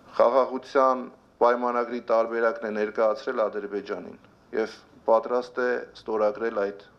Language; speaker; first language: Armenian; native; Armenian